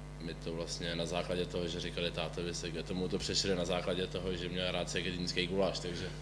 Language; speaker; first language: Czech; native; Czech